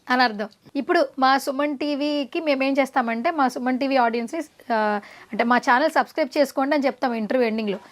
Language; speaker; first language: Telugu; native; Telugu